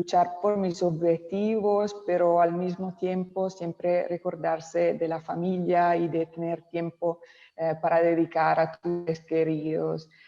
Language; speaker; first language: Spanish; non-native, local second language; Italian